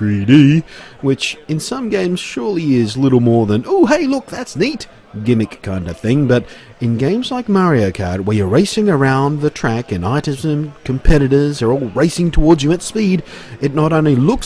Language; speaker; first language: English; native; English